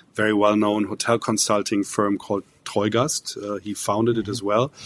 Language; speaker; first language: English; non-native, fluent; German